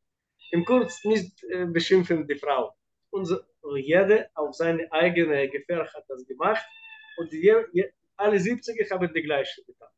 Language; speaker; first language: German; non-native, fluent; Russian